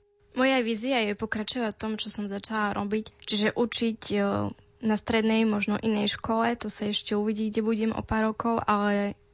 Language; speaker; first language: Slovak; non-native, local second language; Romany